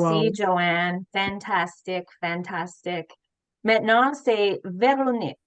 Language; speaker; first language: French; non-native, learner; English